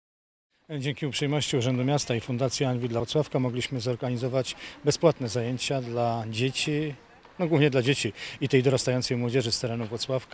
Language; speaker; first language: Polish; native; Polish